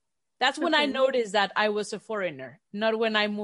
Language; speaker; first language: English; non-native, fluent; Spanish